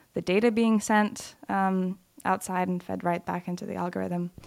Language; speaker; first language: English; non-native, fluent; Lithuanian